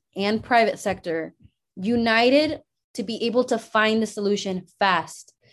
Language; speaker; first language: English; early bilingual, other home language; Spanish